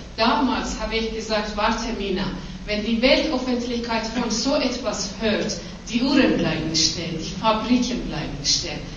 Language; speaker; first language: German; non-native, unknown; Persian